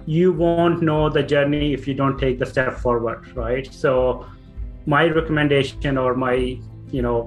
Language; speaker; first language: English; non-native, local second language; Punjabi